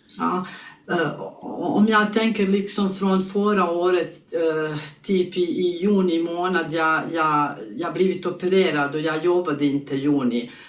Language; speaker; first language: Swedish; non-native, learner; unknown